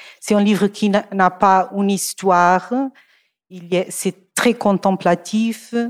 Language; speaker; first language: French; non-native, fluent; Portuguese